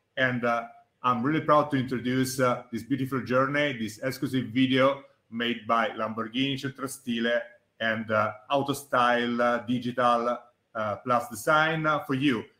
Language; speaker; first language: English; non-native, fluent; Italian